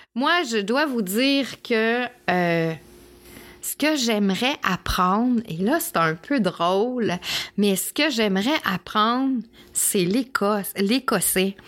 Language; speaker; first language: French; native; French